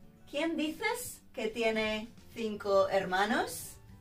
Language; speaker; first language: Spanish; native; Spanish